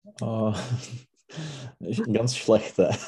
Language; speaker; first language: German; non-native, learner; Czech